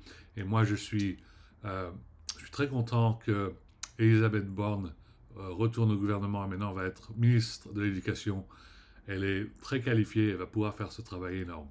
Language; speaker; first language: French; early bilingual, heritage; French